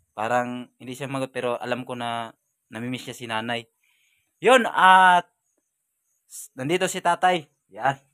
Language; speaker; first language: Filipino; non-native, local second language; Masbatenyo